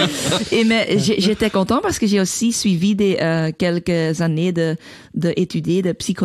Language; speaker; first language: French; non-native, learner; Dutch